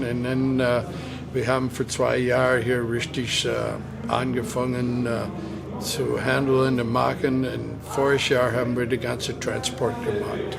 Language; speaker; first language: German; non-native, fluent; English